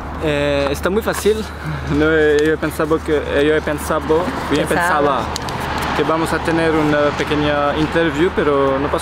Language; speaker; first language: Spanish; non-native, learner; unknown